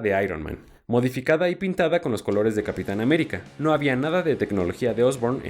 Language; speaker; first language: Spanish; native; Spanish